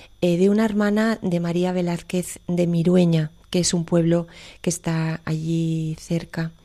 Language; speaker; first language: Spanish; native; Spanish